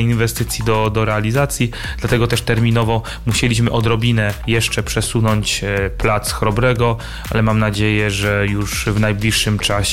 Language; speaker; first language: Polish; native; Polish